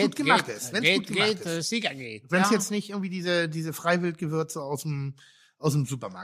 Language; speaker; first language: German; native; German